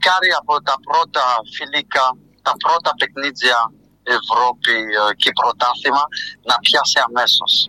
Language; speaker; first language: Greek; non-native, fluent; French